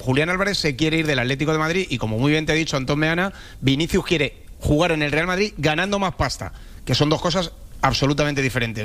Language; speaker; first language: Spanish; native; Spanish